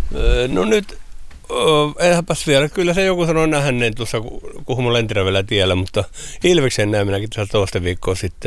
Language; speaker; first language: Finnish; native; Finnish